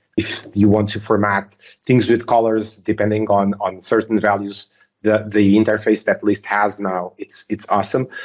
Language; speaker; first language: English; non-native, fluent; Portuguese